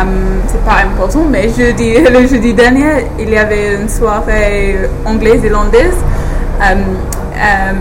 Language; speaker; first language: French; non-native, fluent; English